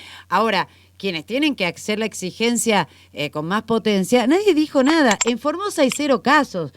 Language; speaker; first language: Spanish; native; Spanish